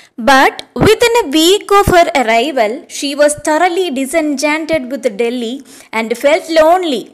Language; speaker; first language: English; non-native, local second language; Malayalam